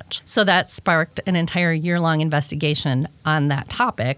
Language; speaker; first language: English; native; English